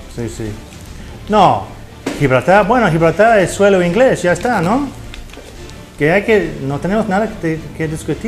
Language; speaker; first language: Spanish; non-native, fluent; English